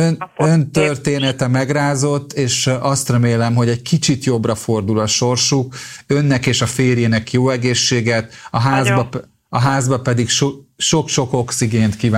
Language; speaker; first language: Hungarian; native; Hungarian